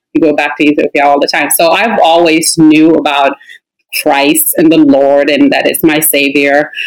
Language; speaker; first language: English; non-native, fluent; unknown